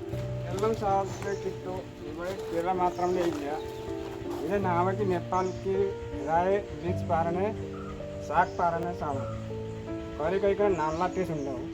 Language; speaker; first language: Malayalam; non-native, learner; Nepali